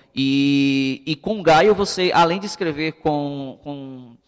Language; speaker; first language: Portuguese; native; Portuguese